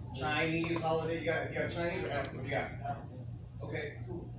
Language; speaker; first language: English; native; English